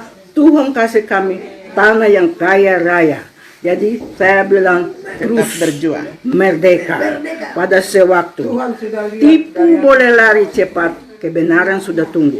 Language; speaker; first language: Indonesian; non-native, local second language; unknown